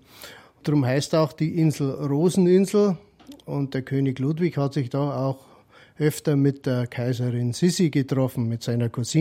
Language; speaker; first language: German; native; German